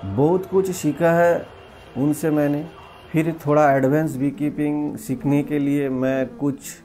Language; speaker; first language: Hindi; non-native, local second language; Bangla